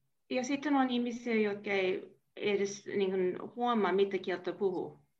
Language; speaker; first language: Finnish; non-native, fluent; English